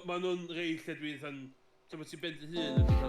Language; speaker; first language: Welsh; native; Welsh